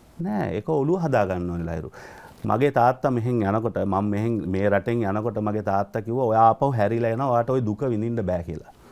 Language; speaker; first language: Sinhala; native; Sinhala